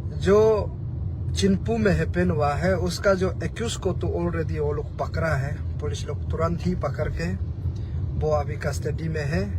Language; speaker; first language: Hindi; non-native, local second language; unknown